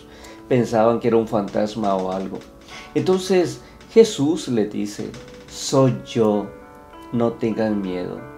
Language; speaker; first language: Spanish; native; Spanish